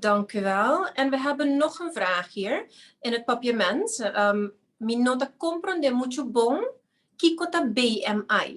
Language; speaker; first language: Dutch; non-native, local second language; Papiamento